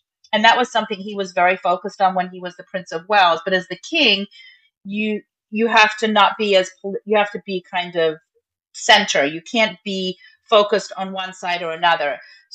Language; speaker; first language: English; native; English